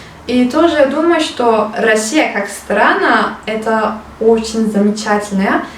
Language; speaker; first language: Russian; non-native, learner; Turkish